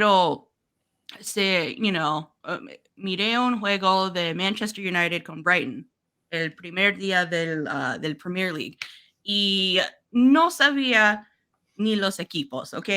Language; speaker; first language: Spanish; non-native, learner; English